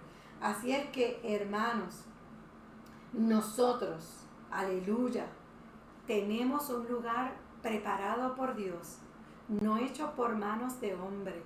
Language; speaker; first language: Spanish; native; Spanish